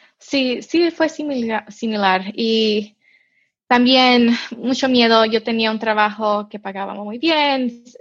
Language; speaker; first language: Spanish; early bilingual, heritage; Spanish